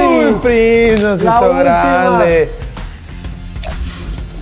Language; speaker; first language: German; non-native, learner; Spanish